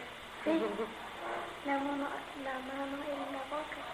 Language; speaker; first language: Spanish; non-native, learner; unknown